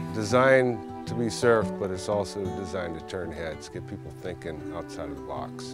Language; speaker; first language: English; native; English